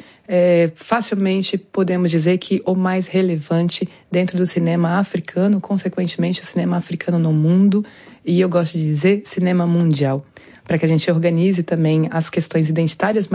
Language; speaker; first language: Portuguese; native; Portuguese